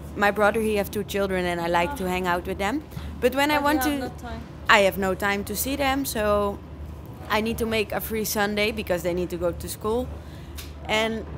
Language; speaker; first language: English; non-native, fluent; Dutch